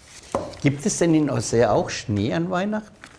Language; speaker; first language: German; native; German